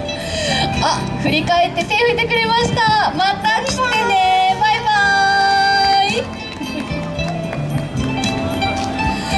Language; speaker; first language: Japanese; native; Japanese